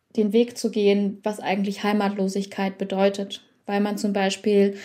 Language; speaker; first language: German; native; German